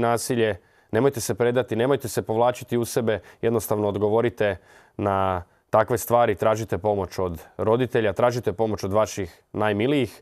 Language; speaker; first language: Serbian; native; Serbian